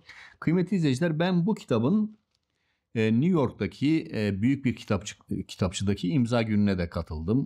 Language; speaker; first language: Turkish; native; Turkish